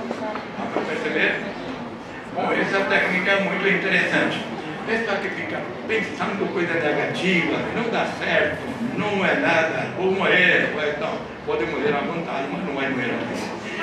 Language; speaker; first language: Portuguese; non-native, fluent; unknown